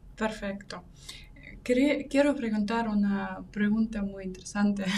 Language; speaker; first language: Spanish; non-native, fluent; Russian